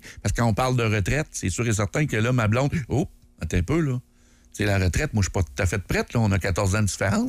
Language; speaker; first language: French; native; French